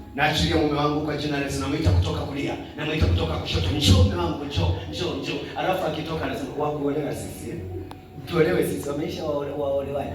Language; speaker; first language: Swahili; native; Swahili